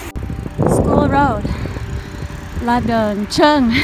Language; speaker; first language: Vietnamese; non-native, fluent; English